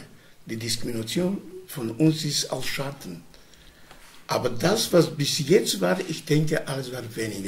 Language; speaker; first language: German; non-native, learner; Romany